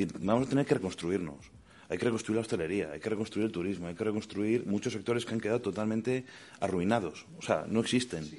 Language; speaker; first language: Spanish; native; Spanish